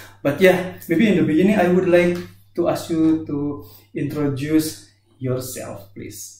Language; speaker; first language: English; non-native, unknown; Indonesian